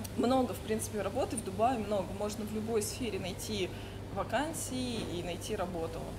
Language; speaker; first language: Russian; native; Russian